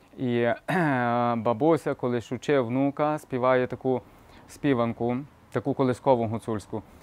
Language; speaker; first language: Ukrainian; native; Ukrainian